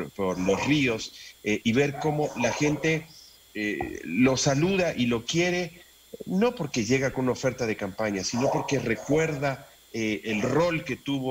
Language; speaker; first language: Spanish; native; Spanish